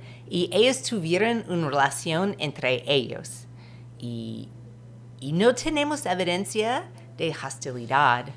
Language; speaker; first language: Spanish; non-native, fluent; English